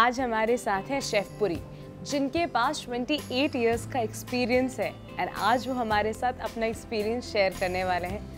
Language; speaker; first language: Hindi; native; Hindi